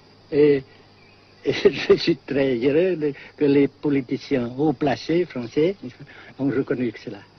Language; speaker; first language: French; non-native, fluent; Vietnamese